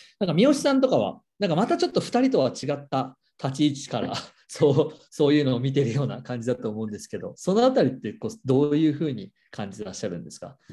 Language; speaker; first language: Japanese; native; Japanese